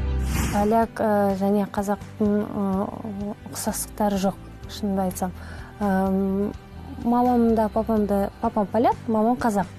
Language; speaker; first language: Kazakh; non-native, local second language; Russian